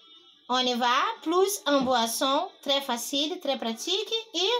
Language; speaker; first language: French; non-native, learner; Portuguese